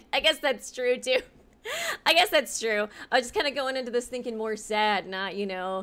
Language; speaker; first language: English; native; English